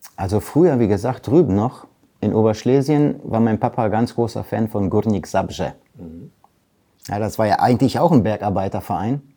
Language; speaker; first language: German; early bilingual, other home language; Polish